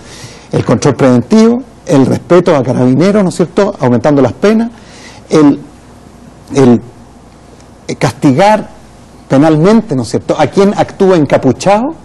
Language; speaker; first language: Spanish; native; Spanish